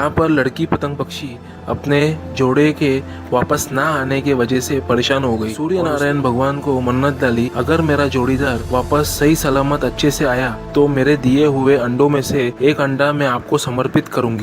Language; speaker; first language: Hindi; non-native, local second language; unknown